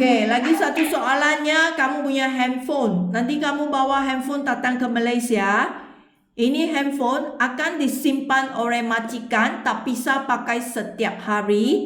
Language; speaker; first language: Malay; non-native, local second language; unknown